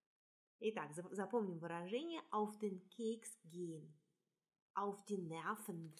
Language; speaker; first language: German; non-native, fluent; Russian